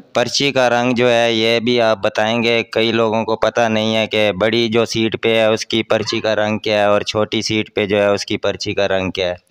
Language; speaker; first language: Urdu; non-native, local second language; Saraiki